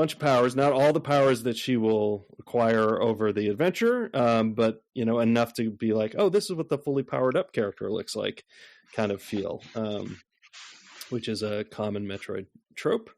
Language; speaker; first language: English; native; English